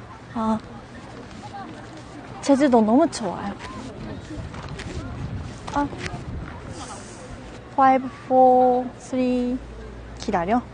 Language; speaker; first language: Korean; non-native, learner; Japanese